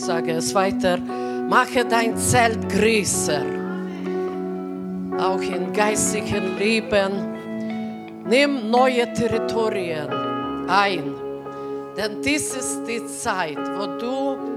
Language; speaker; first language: German; non-native, fluent; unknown